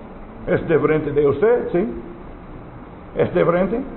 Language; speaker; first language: Spanish; non-native, learner; English